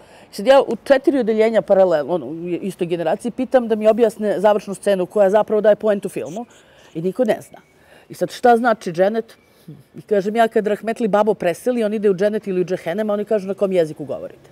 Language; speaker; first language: Serbian; native; Serbian